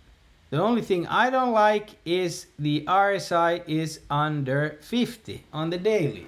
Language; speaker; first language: English; native; English